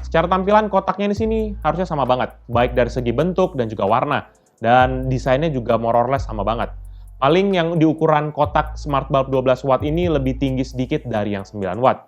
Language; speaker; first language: Indonesian; native; Indonesian